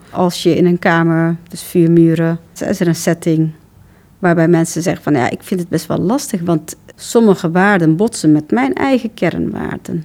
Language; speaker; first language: Dutch; early bilingual, other home language; Turkish